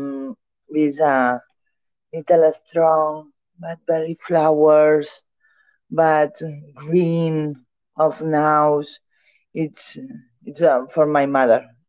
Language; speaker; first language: English; non-native, learner; Catalan